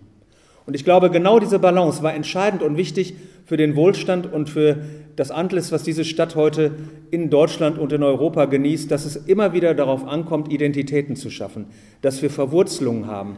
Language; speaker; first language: German; native; German